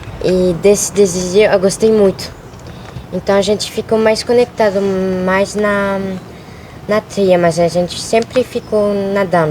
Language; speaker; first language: Portuguese; early bilingual, other home language; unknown